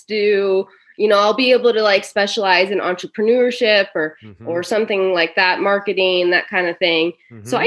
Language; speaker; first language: English; native; English